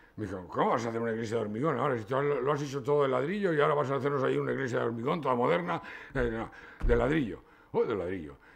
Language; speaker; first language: Spanish; native; Spanish